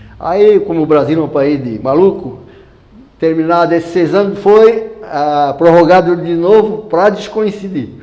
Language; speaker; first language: Portuguese; native; Portuguese